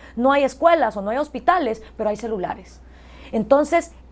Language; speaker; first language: Spanish; native; Spanish